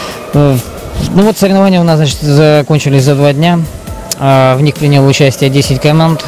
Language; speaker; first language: Russian; native; Russian